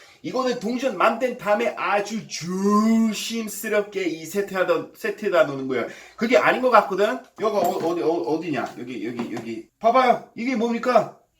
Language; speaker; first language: Korean; non-native, fluent; English